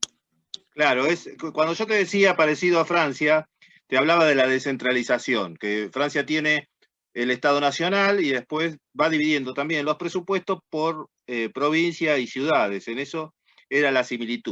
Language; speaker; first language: Spanish; native; Spanish